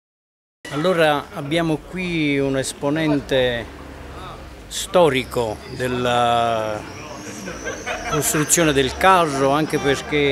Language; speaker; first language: Italian; native; Italian